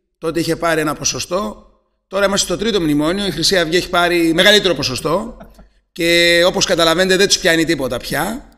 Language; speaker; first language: Greek; native; Greek